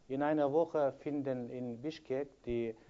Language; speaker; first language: German; non-native, fluent; Kyrgyz